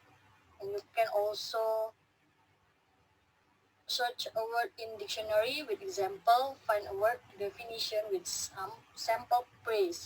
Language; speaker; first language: English; non-native, learner; Indonesian